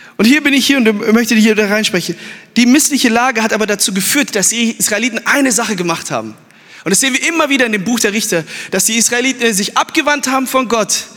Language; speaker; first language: German; early bilingual, other home language; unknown